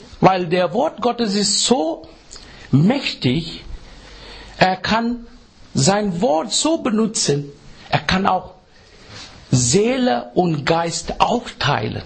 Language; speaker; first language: German; non-native, fluent; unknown